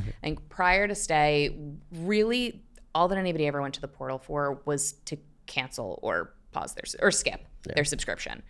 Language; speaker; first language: English; native; English